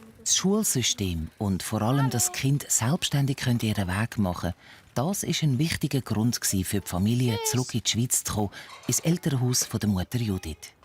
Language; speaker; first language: German; native; German